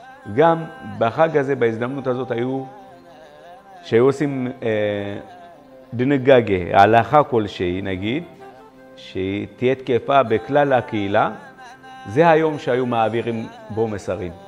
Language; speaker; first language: Hebrew; non-native, fluent; Amharic